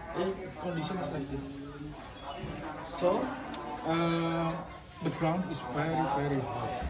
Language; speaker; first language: English; non-native, learner; Indonesian